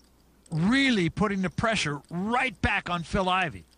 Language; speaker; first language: English; native; English